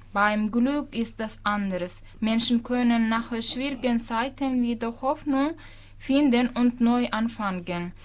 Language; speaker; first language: German; non-native, fluent; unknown